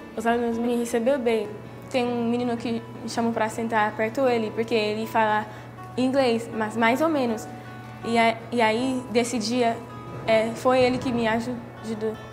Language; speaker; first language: Portuguese; non-native, learner; Haitian Creole